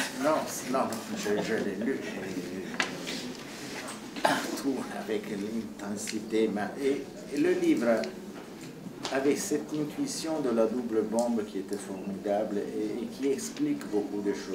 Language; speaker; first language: French; non-native, fluent; Italian